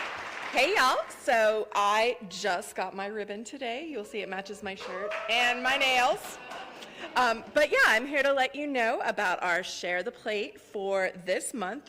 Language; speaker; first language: English; native; English